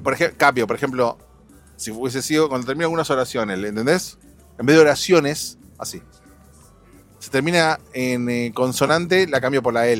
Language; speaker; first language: Spanish; native; Spanish